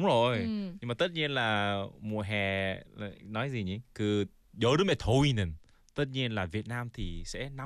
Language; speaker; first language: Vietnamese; non-native, fluent; Korean